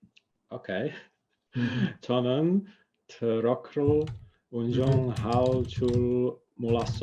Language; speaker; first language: Korean; non-native, learner; English